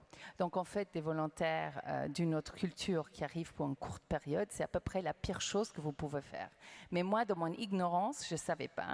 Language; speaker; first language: French; non-native, fluent; English